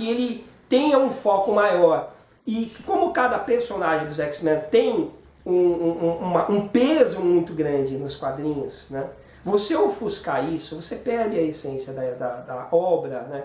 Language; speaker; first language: Portuguese; native; Portuguese